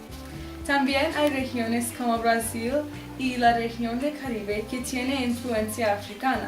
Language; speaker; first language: Spanish; non-native, learner; English